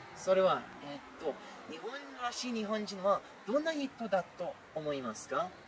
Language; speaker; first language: Japanese; non-native, learner; English